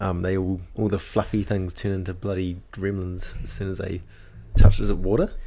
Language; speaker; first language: English; native; English